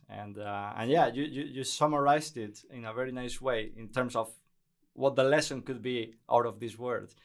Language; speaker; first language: English; non-native, fluent; Spanish